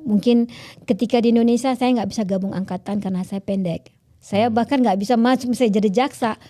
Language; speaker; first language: Indonesian; native; Indonesian